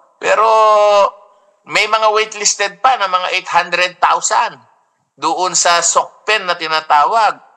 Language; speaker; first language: Filipino; non-native, local second language; Iloko